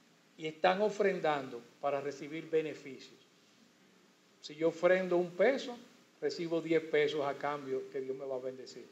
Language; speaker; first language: Spanish; native; Spanish